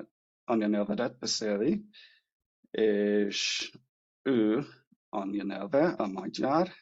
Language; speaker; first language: Hungarian; non-native, learner; English